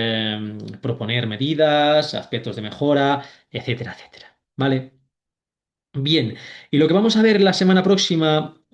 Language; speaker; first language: Spanish; native; Spanish